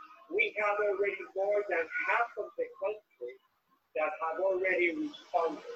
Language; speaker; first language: English; non-native, local second language; Spanish